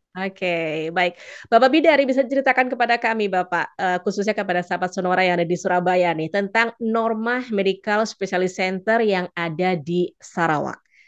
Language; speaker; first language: Indonesian; native; Indonesian